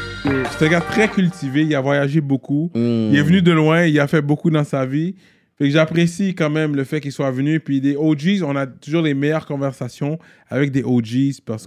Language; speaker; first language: French; native; French